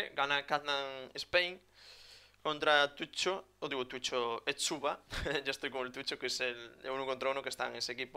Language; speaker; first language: Spanish; native; Spanish